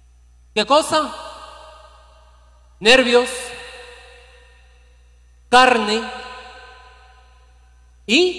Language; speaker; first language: Spanish; native; Spanish